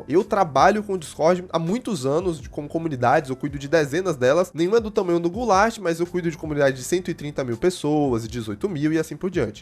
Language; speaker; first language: Portuguese; native; Portuguese